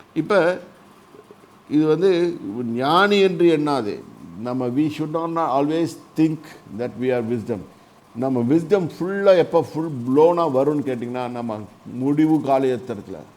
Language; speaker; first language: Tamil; native; Tamil